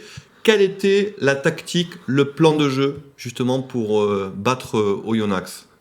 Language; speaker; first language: French; native; French